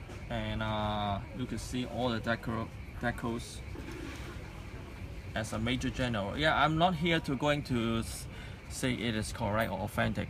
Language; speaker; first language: English; non-native, local second language; Cantonese